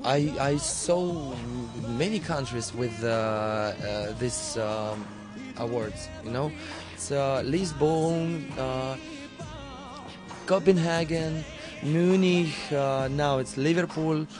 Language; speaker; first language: English; non-native, learner; Russian